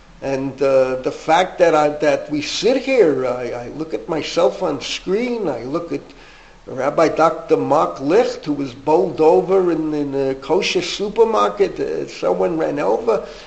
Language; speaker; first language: English; native; English